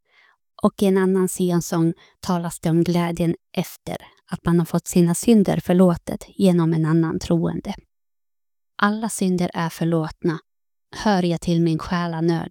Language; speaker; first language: Swedish; native; Swedish